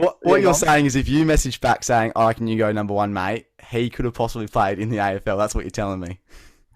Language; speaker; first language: English; native; English